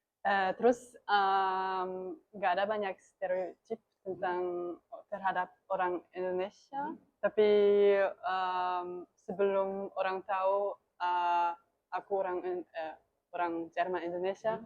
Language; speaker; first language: Indonesian; non-native, learner; German